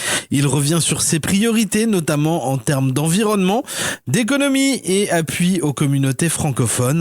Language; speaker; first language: French; native; French